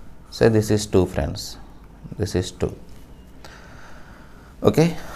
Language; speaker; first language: English; non-native, local second language; Telugu